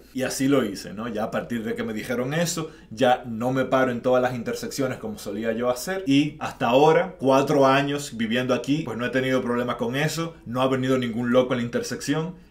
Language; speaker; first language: Spanish; native; Spanish